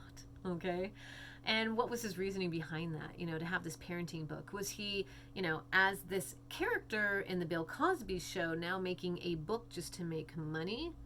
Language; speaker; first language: English; native; English